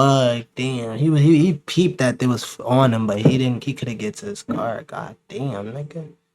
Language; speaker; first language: English; native; English